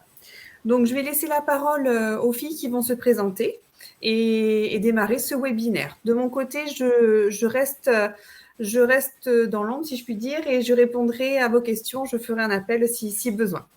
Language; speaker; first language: French; native; French